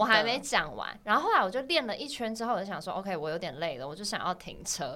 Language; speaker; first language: Chinese; native; Chinese